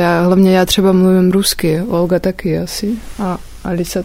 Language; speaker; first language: Czech; non-native, fluent; Russian